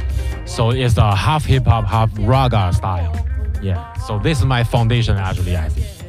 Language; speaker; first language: English; non-native, learner; Chinese